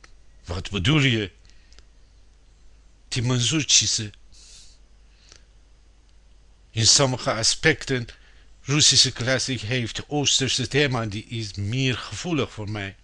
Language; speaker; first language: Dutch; non-native, fluent; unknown